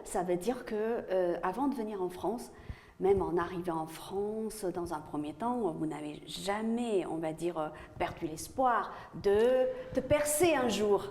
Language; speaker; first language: French; native; French